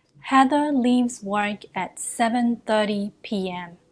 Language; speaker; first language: English; non-native, fluent; Burmese